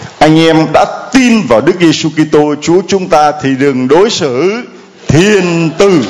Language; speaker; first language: Vietnamese; native; Vietnamese